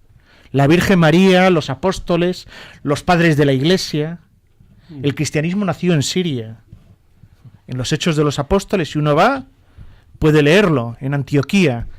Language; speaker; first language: Spanish; native; Spanish